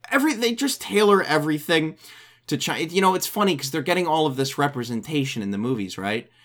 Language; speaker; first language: English; native; English